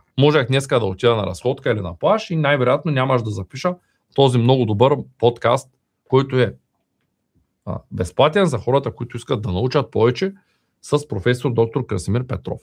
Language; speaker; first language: Bulgarian; native; Bulgarian